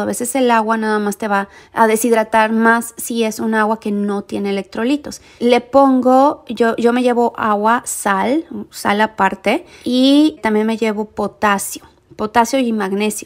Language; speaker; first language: Spanish; native; Spanish